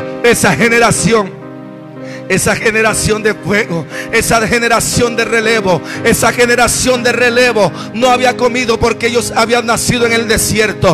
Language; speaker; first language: Spanish; native; Spanish